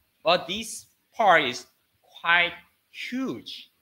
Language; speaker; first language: English; non-native, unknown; Korean